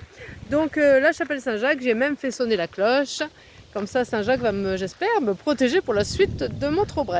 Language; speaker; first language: French; native; French